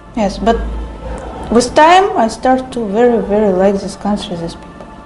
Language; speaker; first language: English; non-native, learner; Russian